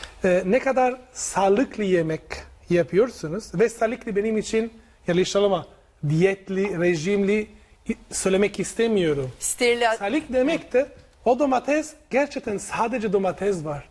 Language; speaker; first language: Turkish; non-native, learner; Italian